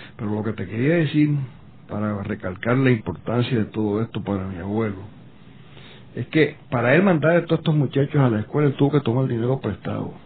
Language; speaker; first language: Spanish; native; Spanish